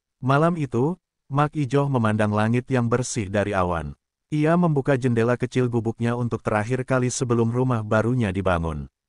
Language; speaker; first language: Indonesian; native; Indonesian